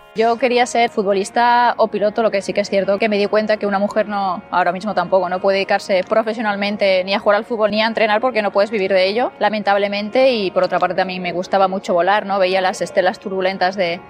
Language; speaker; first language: Spanish; native; Spanish